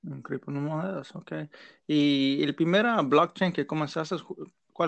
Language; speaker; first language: Spanish; non-native, learner; English